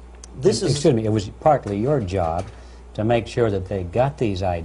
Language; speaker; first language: English; native; English